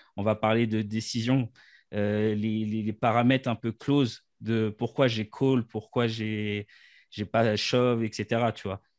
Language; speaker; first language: French; native; French